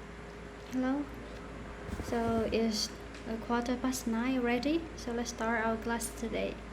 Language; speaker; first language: English; non-native, fluent; Vietnamese